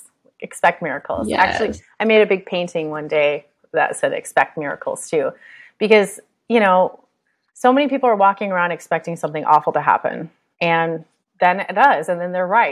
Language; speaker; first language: English; native; English